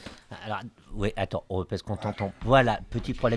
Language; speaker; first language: French; native; French